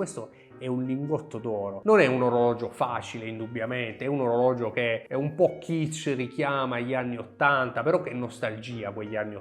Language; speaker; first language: Italian; native; Italian